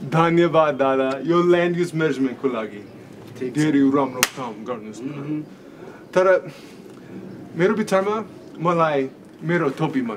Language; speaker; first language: Nepali; non-native, learner; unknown